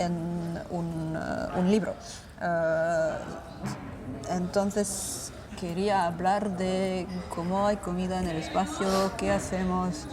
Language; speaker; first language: Spanish; non-native, fluent; French